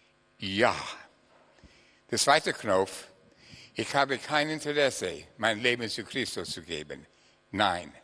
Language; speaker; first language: German; non-native, fluent; English